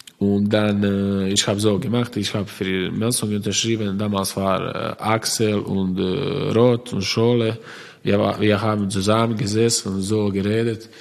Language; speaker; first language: German; non-native, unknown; Croatian